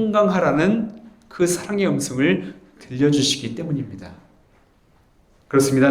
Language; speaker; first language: Korean; native; Korean